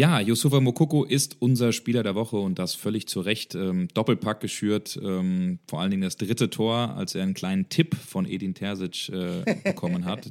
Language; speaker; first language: German; native; German